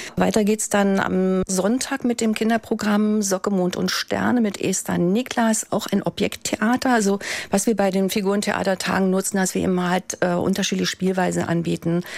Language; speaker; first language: German; native; German